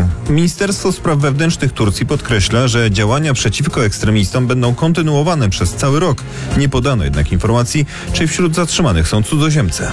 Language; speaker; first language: Polish; native; Polish